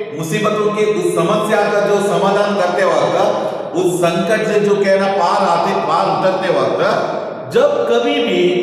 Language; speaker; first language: Hindi; non-native, local second language; Kannada